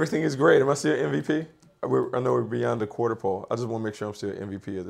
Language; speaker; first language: English; native; English